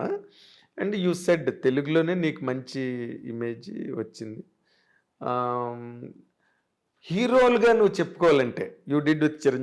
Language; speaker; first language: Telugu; native; Telugu